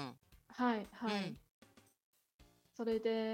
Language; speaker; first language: Japanese; non-native, learner; English